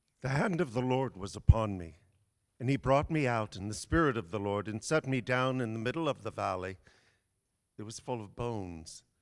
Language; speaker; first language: English; native; English